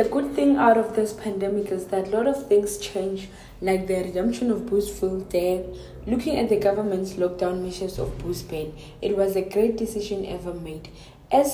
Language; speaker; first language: English; non-native, local second language; Northern Sotho